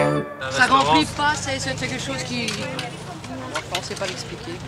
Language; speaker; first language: French; native; French